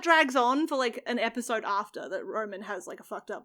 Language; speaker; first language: English; native; English